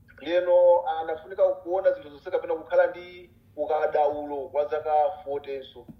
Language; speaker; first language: Nyanja; non-native, local second language; Tumbuka